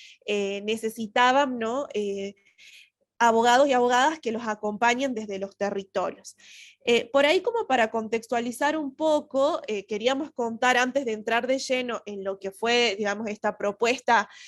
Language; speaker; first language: Spanish; native; Spanish